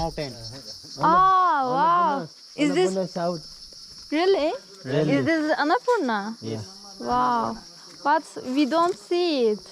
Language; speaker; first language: English; non-native, learner; Turkish